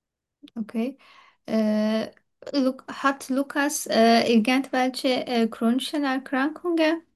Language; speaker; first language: German; non-native, learner; Turkish